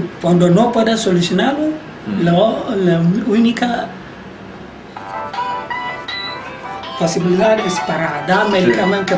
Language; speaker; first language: Spanish; non-native, learner; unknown